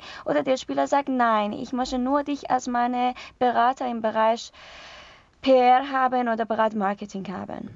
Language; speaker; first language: German; non-native, learner; Persian